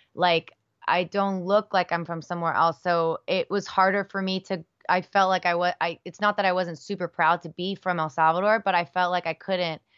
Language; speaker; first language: English; early bilingual, other home language; Spanish